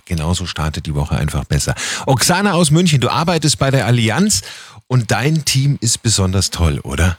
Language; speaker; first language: German; native; German